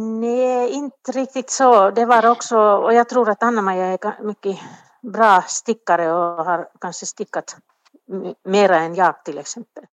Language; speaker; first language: Swedish; non-native, local second language; Finnish